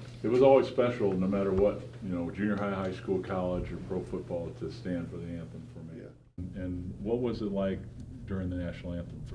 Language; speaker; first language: English; native; English